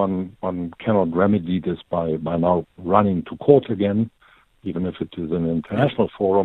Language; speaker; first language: English; non-native, fluent; German